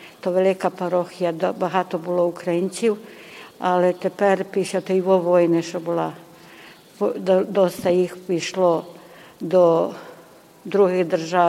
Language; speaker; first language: Ukrainian; early bilingual, heritage; Ukrainian